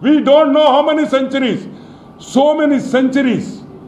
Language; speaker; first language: English; non-native, local second language; Telugu